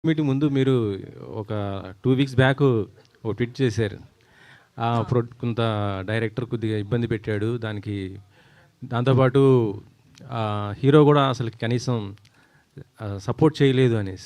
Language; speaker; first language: Telugu; native; Telugu